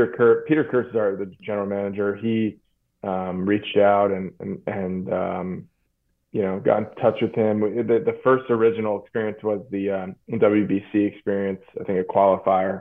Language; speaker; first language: English; native; English